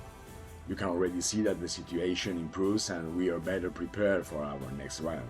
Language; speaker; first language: English; non-native, fluent; Spanish